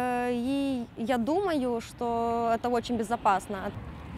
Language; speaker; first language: Russian; non-native, local second language; Romanian